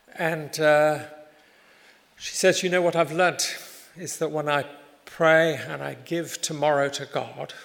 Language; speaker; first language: English; native; English